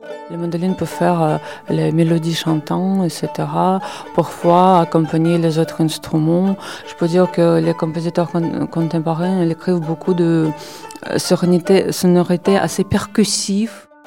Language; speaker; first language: French; non-native, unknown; Russian